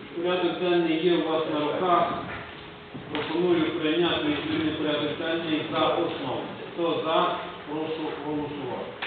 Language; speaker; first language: Ukrainian; native; Ukrainian